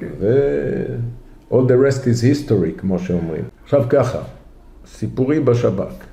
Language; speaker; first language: Hebrew; native; Hebrew